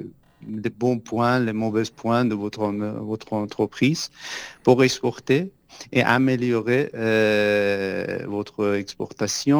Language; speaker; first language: French; non-native, fluent; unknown